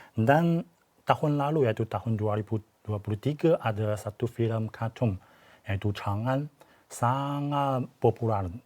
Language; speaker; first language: Malay; non-native, fluent; Chinese